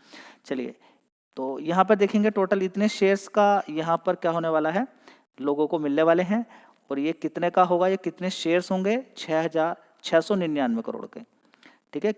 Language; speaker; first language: Hindi; native; Hindi